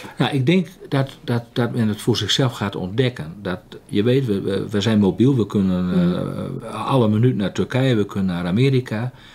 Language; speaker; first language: Dutch; native; Dutch